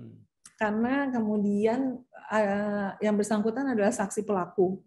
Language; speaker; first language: Indonesian; native; Indonesian